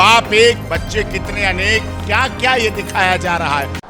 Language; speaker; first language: Hindi; native; Hindi